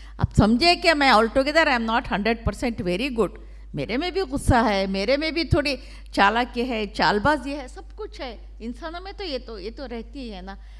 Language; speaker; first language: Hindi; non-native, local second language; Urdu